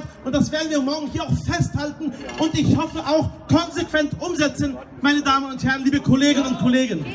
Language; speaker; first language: German; native; German